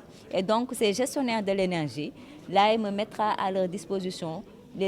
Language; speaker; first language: French; non-native, local second language; Wolof